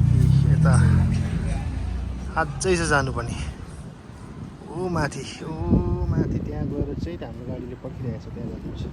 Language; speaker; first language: Nepali; non-native, local second language; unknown